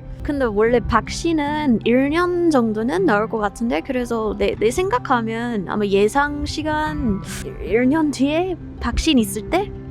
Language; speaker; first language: Korean; non-native, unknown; English